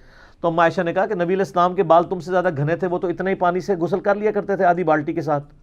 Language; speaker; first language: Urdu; non-native, local second language; Punjabi